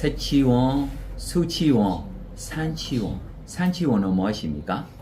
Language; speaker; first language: Korean; non-native, fluent; Burmese